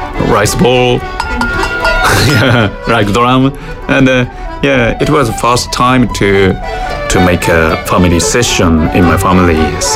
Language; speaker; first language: English; non-native, fluent; Japanese